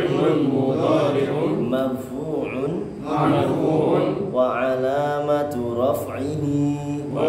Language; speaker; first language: Arabic; non-native, fluent; Indonesian